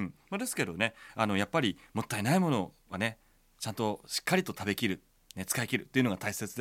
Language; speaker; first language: Japanese; native; Japanese